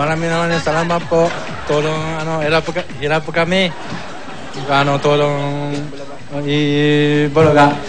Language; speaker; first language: Filipino; non-native, learner; Korean